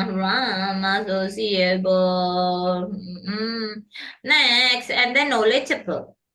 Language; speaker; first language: English; non-native, learner; Indonesian